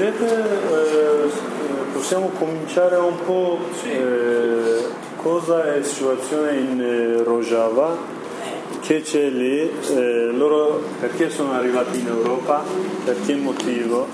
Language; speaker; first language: Italian; non-native, learner; Kurdish